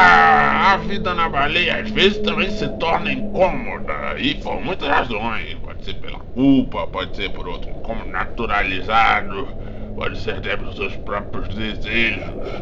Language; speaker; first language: Portuguese; native; Portuguese